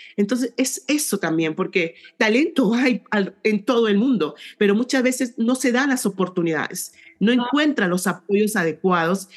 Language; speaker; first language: Spanish; native; Spanish